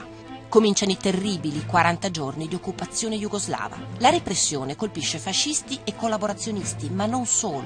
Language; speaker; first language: Italian; native; Italian